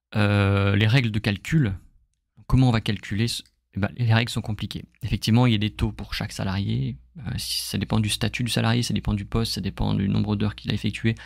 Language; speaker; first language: French; native; French